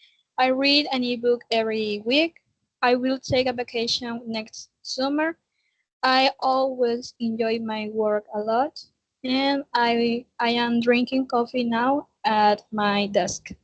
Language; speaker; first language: English; non-native, learner; Spanish